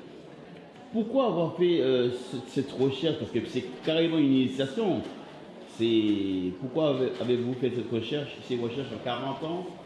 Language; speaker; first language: French; native; French